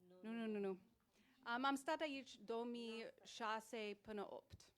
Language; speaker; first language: Romanian; early bilingual, heritage; English